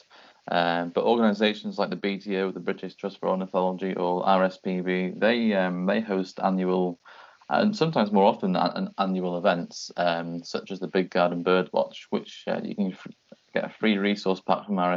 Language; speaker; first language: English; native; English